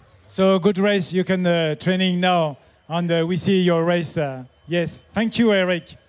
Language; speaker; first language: English; non-native, learner; French